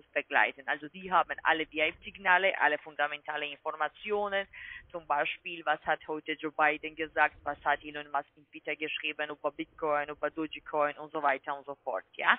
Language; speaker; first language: German; non-native, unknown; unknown